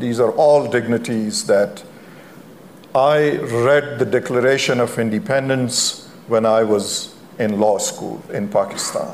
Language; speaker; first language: English; non-native, local second language; Punjabi